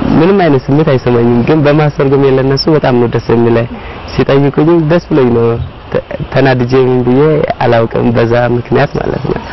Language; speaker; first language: Amharic; non-native, local second language; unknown